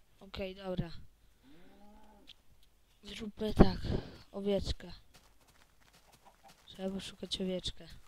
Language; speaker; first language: Polish; native; Polish